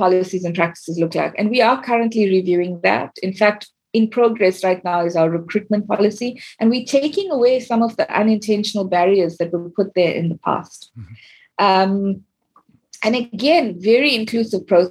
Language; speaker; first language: English; native; English